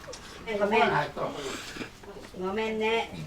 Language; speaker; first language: Japanese; native; Japanese